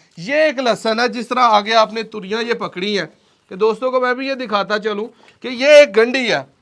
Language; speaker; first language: Urdu; non-native, local second language; Punjabi